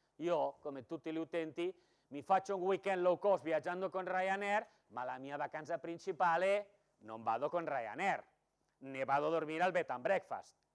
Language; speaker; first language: Italian; non-native, fluent; Catalan